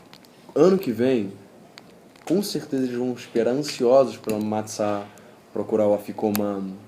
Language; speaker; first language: Portuguese; native; Portuguese